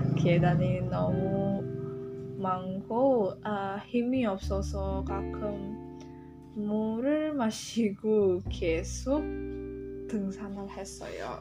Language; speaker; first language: Korean; non-native, learner; Indonesian